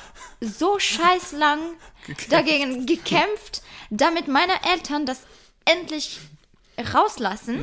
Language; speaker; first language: German; non-native, fluent; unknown